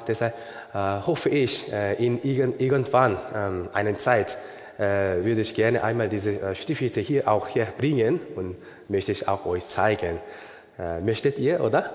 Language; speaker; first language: German; non-native, learner; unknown